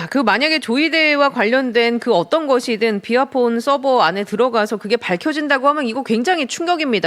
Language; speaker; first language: Korean; native; Korean